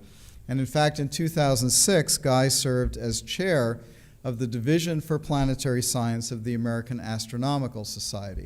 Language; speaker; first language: English; native; English